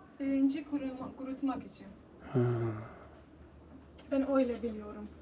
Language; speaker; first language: Turkish; non-native, learner; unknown